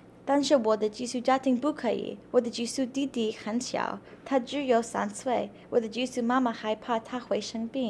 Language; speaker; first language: Chinese; non-native, learner; English